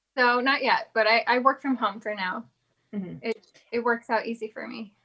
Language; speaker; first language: English; native; English